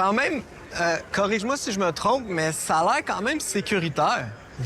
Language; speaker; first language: French; native; French